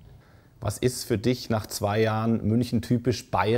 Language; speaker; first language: German; native; German